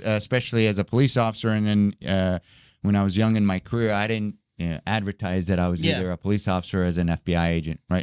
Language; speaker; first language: English; early bilingual, other home language; Arabic